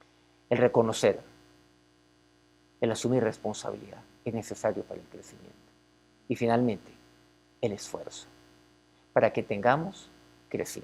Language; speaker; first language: Spanish; native; Spanish